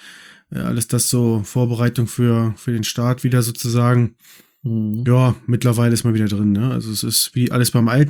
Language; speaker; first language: German; native; German